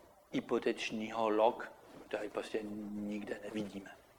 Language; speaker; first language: Czech; non-native, fluent; French